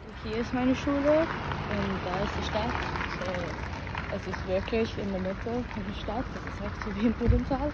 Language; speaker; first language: German; non-native, learner; Swedish